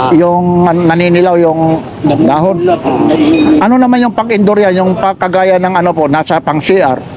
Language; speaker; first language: Filipino; non-native, local second language; Cebuano